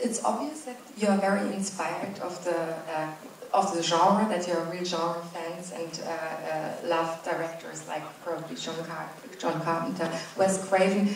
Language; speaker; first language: English; non-native, fluent; German